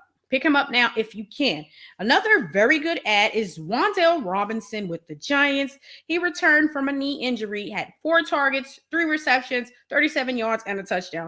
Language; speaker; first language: English; native; English